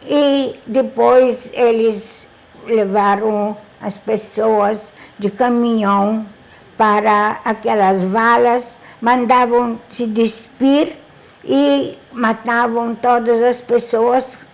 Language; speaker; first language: Portuguese; non-native, fluent; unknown